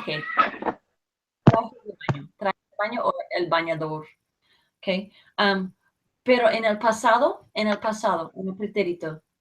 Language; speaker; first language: Spanish; non-native, fluent; English